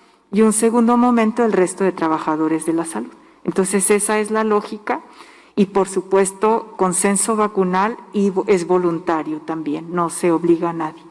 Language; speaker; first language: Spanish; native; Spanish